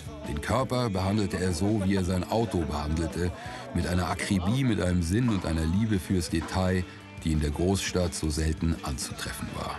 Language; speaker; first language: German; native; German